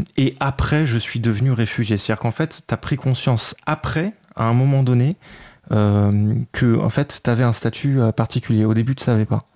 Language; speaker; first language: French; native; French